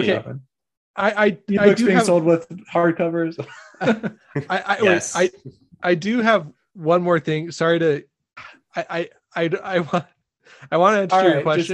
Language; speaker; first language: English; native; English